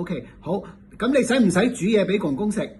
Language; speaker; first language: Cantonese; native; Cantonese